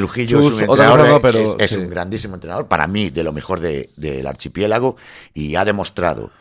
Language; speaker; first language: Spanish; native; Spanish